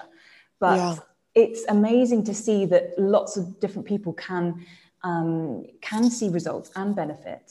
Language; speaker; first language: English; native; English